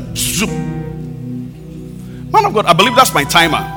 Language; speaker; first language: English; non-native, local second language; Yoruba